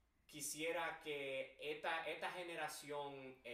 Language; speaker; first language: Spanish; early bilingual, heritage; English